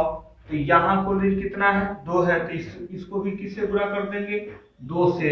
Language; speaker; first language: Hindi; native; Hindi